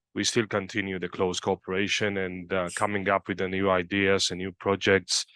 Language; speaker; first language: English; non-native, fluent; Georgian